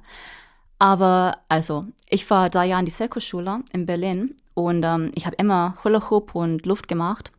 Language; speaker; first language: German; non-native, fluent; English